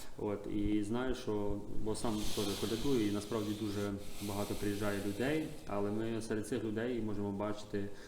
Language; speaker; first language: Ukrainian; native; Ukrainian